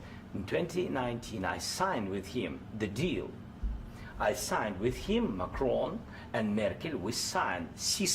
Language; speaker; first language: English; non-native, fluent; Russian